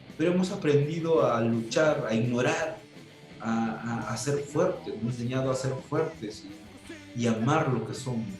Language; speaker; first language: Spanish; non-native, local second language; Tzotzil